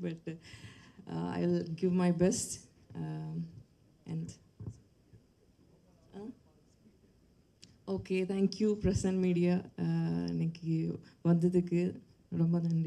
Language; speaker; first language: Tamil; non-native, learner; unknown